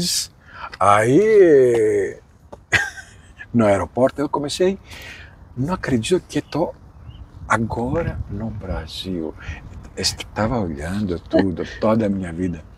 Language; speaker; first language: Portuguese; non-native, fluent; Greek